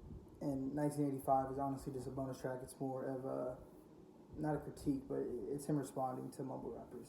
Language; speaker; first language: English; native; English